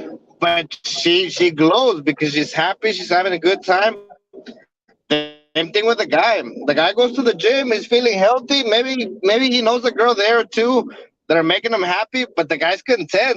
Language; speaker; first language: English; early bilingual, other home language; Spanish